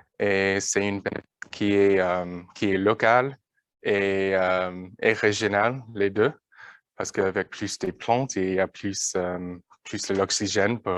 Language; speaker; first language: French; non-native, learner; English